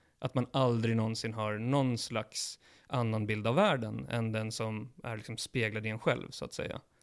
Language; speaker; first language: Swedish; early bilingual, other home language; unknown